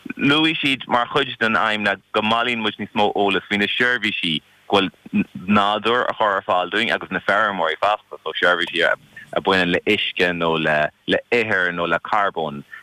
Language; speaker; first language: Irish; non-native, local second language; English